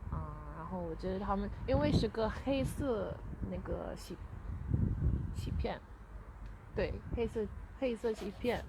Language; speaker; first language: Chinese; early bilingual, heritage; Chinese